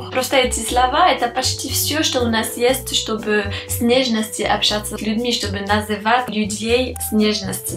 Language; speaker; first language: Russian; non-native, fluent; French